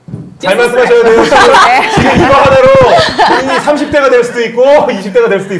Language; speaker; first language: Korean; native; Korean